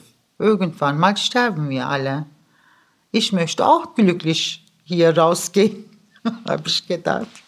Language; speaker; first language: German; early bilingual, other home language; Turkish